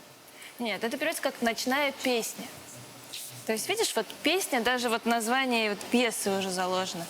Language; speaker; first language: Russian; native; Russian